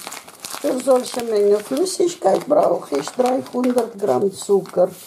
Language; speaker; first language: German; non-native, local second language; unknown